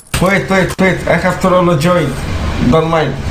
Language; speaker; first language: English; non-native, fluent; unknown